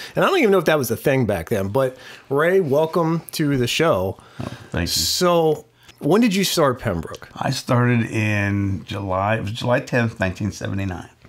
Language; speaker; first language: English; native; English